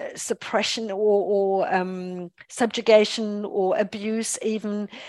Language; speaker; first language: English; non-native, fluent; German